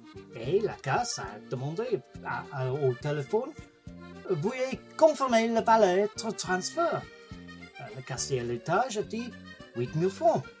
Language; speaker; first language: French; non-native, learner; English